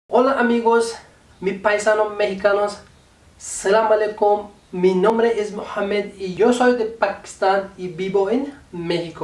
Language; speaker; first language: Spanish; non-native, learner; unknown